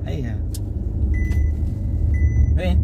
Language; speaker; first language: Arabic; non-native, learner; Filipino